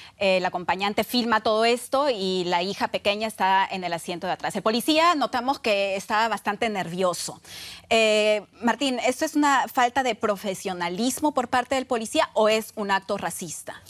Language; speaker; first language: Spanish; native; Spanish